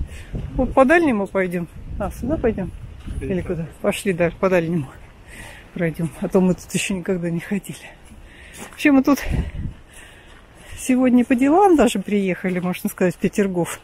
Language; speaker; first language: Russian; native; Russian